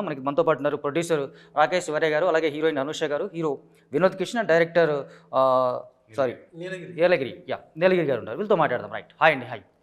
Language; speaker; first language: Telugu; native; Telugu